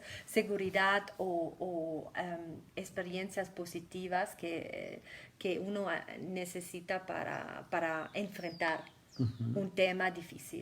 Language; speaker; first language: Spanish; non-native, fluent; German